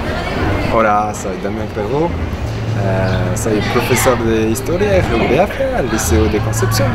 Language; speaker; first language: Spanish; non-native, learner; French